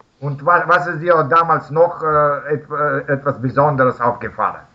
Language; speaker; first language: German; non-native, learner; Russian